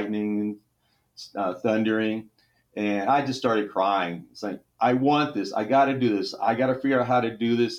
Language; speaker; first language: English; native; English